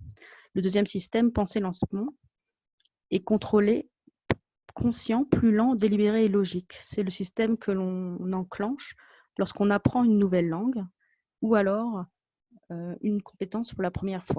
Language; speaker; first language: French; native; French